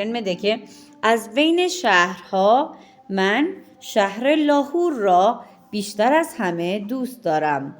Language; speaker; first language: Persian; non-native, fluent; Urdu